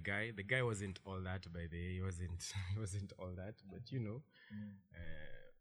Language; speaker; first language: English; non-native, local second language; Swahili